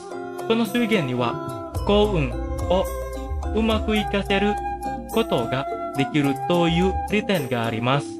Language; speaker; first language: Japanese; non-native, fluent; Indonesian